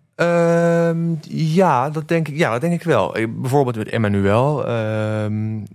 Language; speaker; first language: Dutch; native; Dutch